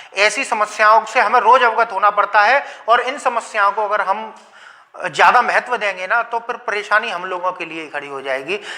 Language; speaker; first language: Hindi; native; Hindi